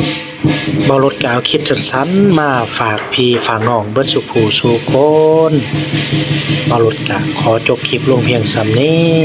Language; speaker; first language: Thai; non-native, local second language; Lao